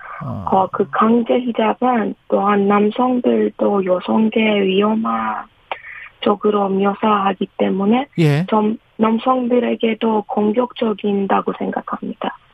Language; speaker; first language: Korean; non-native, fluent; Persian